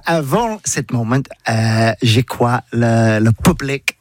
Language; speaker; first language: French; non-native, learner; English